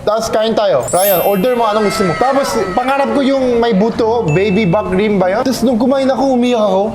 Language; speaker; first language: Filipino; non-native, fluent; Korean